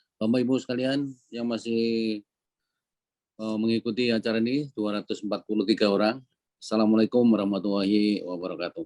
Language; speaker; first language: Indonesian; native; Indonesian